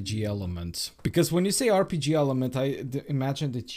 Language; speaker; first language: English; non-native, fluent; Bulgarian